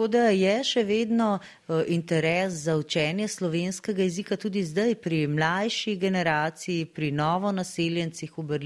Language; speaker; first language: Slovenian; native; Slovenian